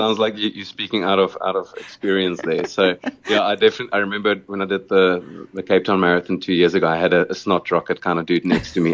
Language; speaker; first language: English; non-native, local second language; Afrikaans